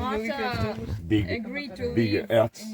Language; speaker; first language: English; non-native, learner; Ukrainian